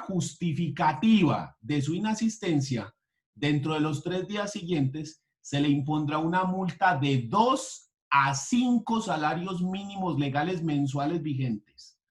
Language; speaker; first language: Spanish; native; Spanish